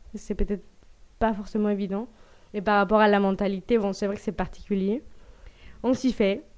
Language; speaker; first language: French; non-native, fluent; Spanish